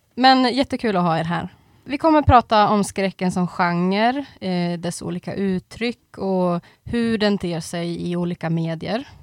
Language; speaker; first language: Swedish; native; Swedish